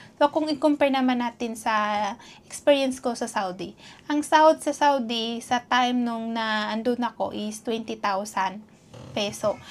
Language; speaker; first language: Filipino; non-native, local second language; Cebuano